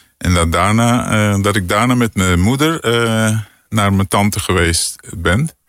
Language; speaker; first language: Dutch; native; Dutch